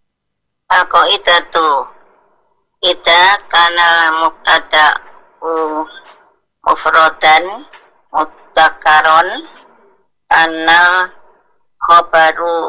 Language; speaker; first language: Arabic; non-native, learner; Indonesian